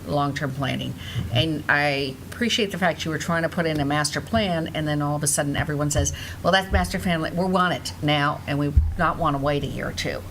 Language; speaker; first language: English; native; English